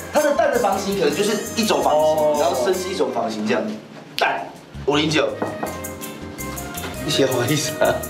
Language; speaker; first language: Chinese; native; Chinese